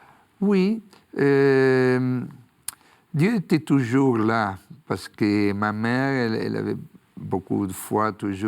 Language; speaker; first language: French; non-native, fluent; Spanish